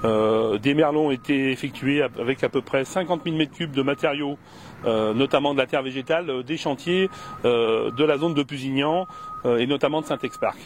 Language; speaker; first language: French; native; French